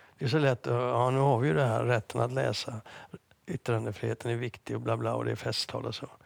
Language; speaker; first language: Swedish; native; Swedish